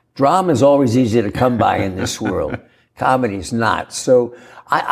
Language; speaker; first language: English; native; English